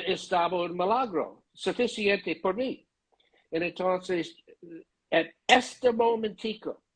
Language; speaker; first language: Spanish; non-native, learner; English